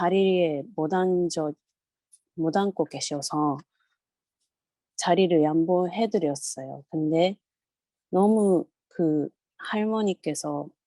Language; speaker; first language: Korean; non-native, local second language; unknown